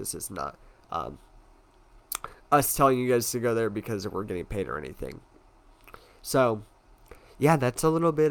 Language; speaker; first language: English; native; English